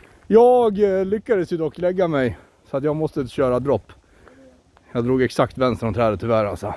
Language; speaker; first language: Swedish; native; Swedish